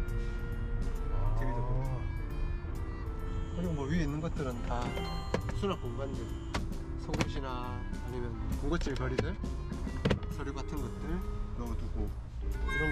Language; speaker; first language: Korean; native; Korean